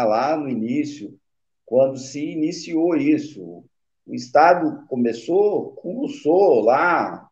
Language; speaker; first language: Portuguese; native; Portuguese